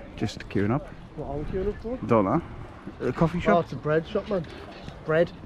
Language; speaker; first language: English; native; English